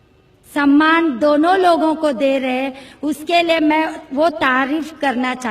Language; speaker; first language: Hindi; non-native, local second language; Marathi